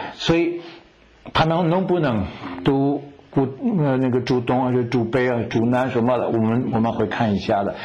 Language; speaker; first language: Chinese; non-native, fluent; French